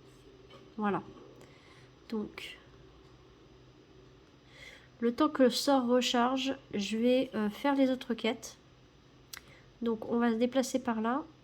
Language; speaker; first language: French; native; French